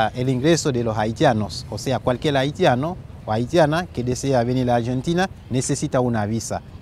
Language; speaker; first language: Spanish; non-native, fluent; Haitian Creole